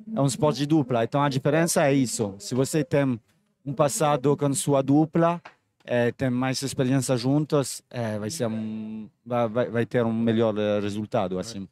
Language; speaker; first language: Portuguese; non-native, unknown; French